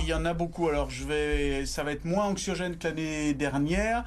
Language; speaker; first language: French; native; French